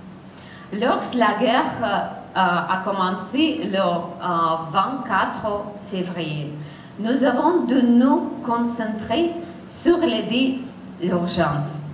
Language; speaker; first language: French; non-native, fluent; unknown